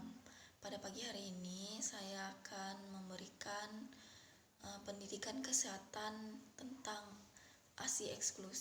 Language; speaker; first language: Indonesian; native; Indonesian